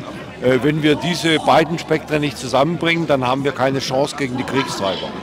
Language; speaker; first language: German; native; German